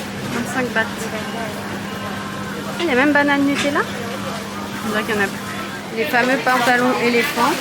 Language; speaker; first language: French; native; French